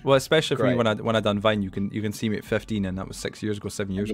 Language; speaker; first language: English; native; English